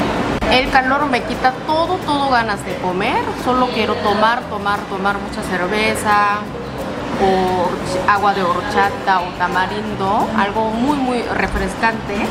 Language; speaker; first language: Spanish; non-native, learner; Korean